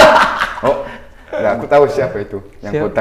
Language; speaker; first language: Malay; non-native, fluent; Korean